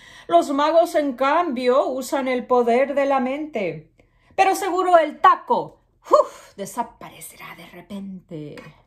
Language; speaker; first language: Spanish; early bilingual, other home language; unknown